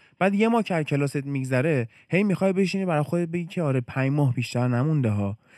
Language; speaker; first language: Persian; native; Persian